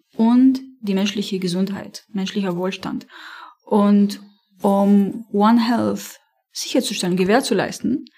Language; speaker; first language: German; non-native, fluent; Arabic